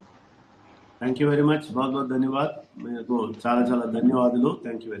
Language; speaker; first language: Telugu; non-native, learner; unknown